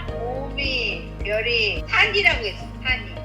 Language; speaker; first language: Korean; native; Korean